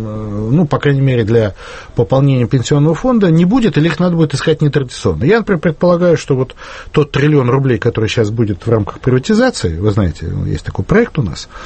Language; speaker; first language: Russian; native; Russian